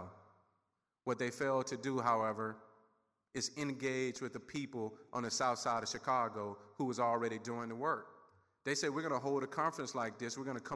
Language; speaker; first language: English; native; English